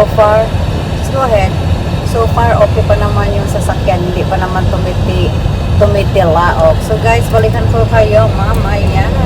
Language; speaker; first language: Filipino; non-native, local second language; Cebuano